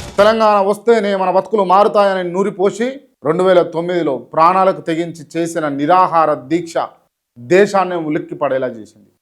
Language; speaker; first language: Telugu; native; Telugu